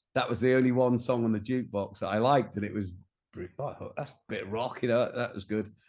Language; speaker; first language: English; native; English